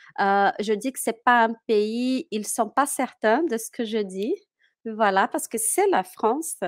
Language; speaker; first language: French; non-native, fluent; Portuguese